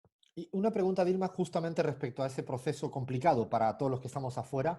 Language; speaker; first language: Spanish; native; Spanish